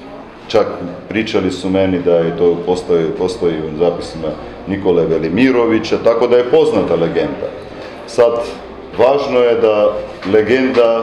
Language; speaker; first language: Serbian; non-native, fluent; Armenian